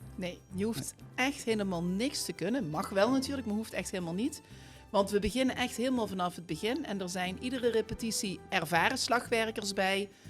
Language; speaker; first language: Dutch; native; Dutch